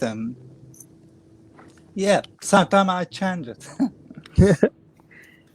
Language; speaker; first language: English; non-native, learner; Kurdish